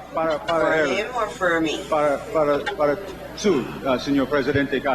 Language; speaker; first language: Spanish; non-native, learner; English